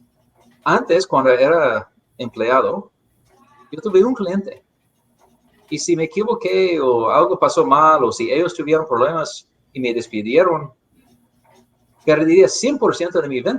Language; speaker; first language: Spanish; non-native, fluent; English